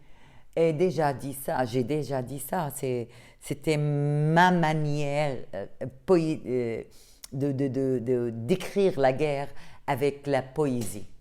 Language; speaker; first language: French; non-native, fluent; Arabic